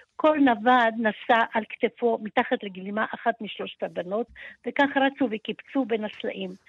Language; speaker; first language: Hebrew; early bilingual, other home language; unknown